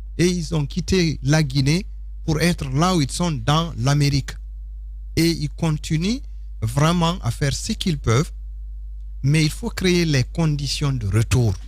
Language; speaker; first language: French; non-native, local second language; Fula